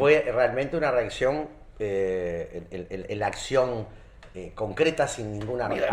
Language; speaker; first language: Spanish; native; Spanish